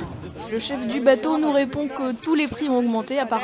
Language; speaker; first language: French; native; French